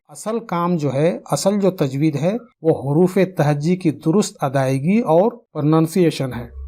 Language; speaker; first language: Urdu; native; Urdu